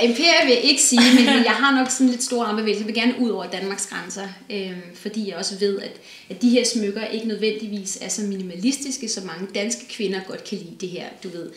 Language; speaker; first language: Danish; native; Danish